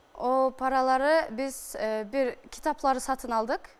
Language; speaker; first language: Turkish; non-native, fluent; Kyrgyz